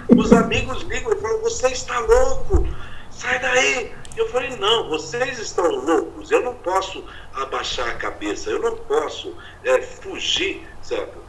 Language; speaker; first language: Portuguese; native; Portuguese